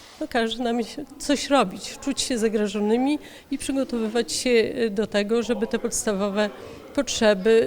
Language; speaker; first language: Polish; native; Polish